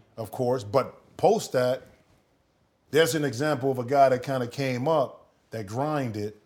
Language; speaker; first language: English; native; English